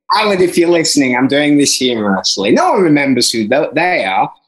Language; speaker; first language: English; native; English